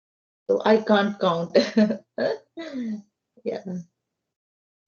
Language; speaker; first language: English; non-native, learner; Hindi